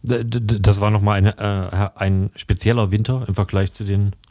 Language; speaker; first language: German; native; German